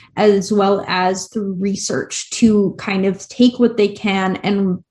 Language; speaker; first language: English; native; English